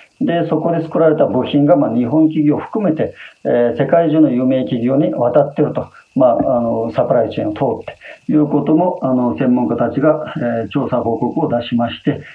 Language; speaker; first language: Japanese; non-native, fluent; Uyghur